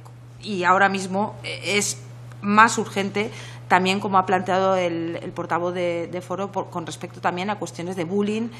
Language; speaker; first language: Spanish; native; Spanish